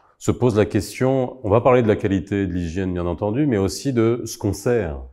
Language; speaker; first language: French; non-native, local second language; Arabic